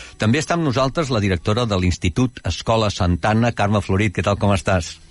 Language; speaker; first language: Catalan; native; Catalan